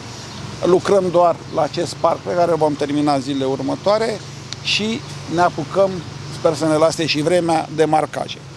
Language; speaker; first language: Romanian; native; Romanian